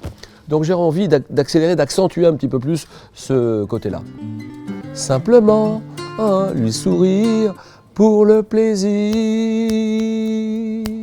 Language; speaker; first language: French; native; French